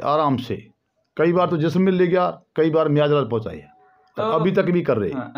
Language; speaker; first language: Hindi; native; Hindi